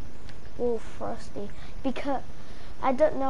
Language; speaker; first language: English; non-native, learner; Portuguese